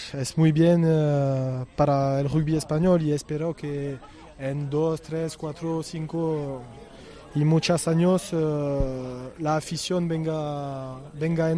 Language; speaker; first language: Spanish; non-native, learner; French